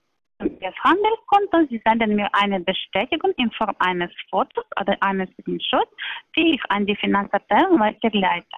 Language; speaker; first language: German; non-native, learner; Polish